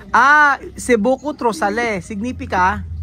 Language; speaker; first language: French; non-native, learner; Filipino